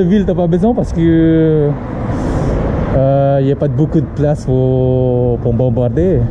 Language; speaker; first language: French; non-native, learner; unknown